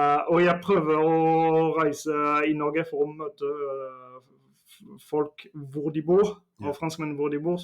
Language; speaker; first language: Norwegian; non-native, fluent; French